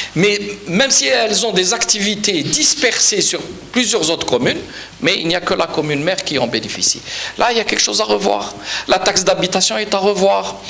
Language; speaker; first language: French; non-native, local second language; Arabic